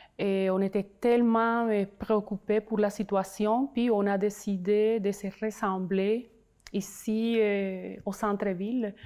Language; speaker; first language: French; non-native, fluent; Spanish